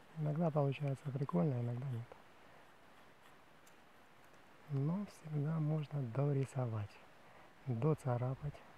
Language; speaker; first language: Russian; native; Russian